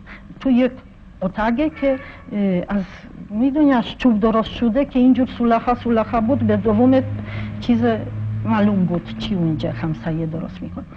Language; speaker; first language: Persian; non-native, fluent; Polish